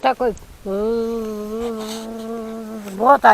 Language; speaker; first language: Russian; non-native, learner; Kazakh